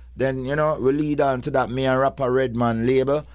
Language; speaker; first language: English; non-native, local second language; Jamaican Creole English